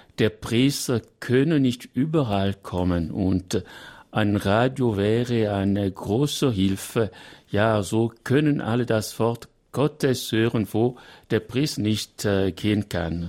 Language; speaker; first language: German; non-native, learner; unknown